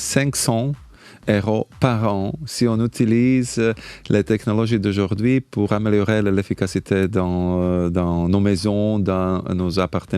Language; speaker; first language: French; non-native, fluent; Slovak